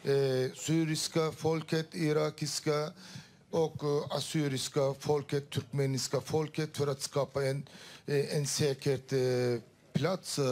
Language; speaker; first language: Swedish; non-native, fluent; Turkish